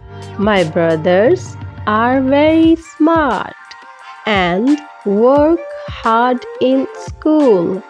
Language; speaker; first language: English; non-native, fluent; Urdu